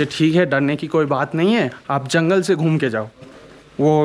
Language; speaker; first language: Hindi; non-native, local second language; Bangla